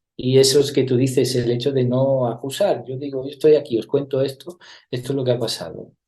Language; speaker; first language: Spanish; non-native, fluent; Italian